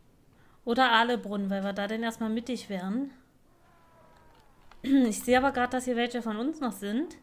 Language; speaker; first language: German; native; German